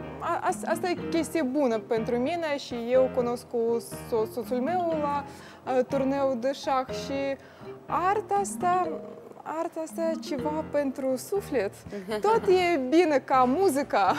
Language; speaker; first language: Romanian; non-native, learner; Russian